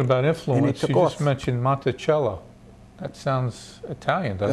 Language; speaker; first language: English; native; English